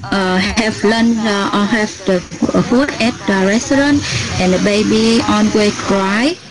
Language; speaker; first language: English; non-native, learner; Vietnamese